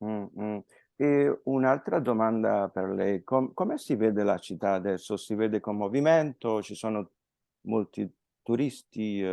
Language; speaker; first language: Italian; non-native, fluent; Spanish